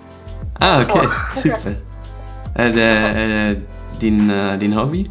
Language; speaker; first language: Swedish; non-native, learner; Dutch